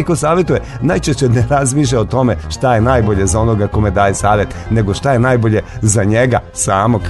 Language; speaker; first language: Serbian; native; Serbian